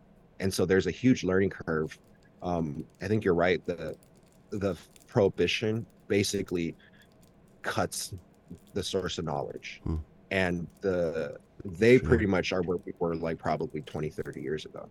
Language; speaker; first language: English; early bilingual, other home language; Chinese